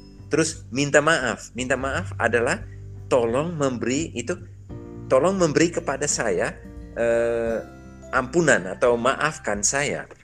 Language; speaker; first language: Indonesian; non-native, fluent; English